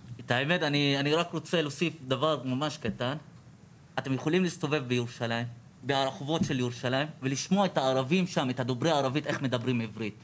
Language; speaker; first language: Hebrew; non-native, local second language; Arabic